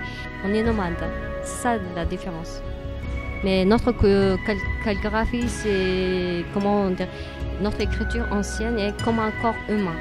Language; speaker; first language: French; non-native, learner; Mongolian